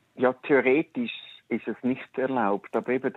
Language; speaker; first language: German; native; German